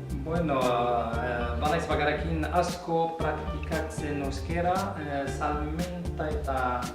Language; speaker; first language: Basque; non-native, learner; Arabic